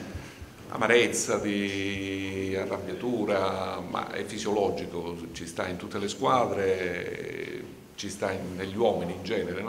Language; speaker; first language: Italian; native; Italian